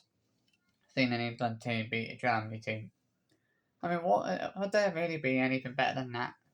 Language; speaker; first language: English; native; English